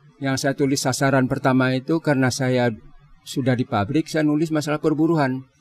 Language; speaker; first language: Indonesian; native; Indonesian